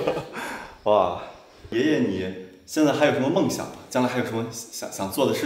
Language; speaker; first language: Chinese; native; Chinese